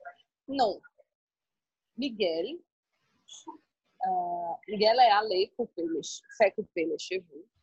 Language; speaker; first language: French; non-native, learner; Portuguese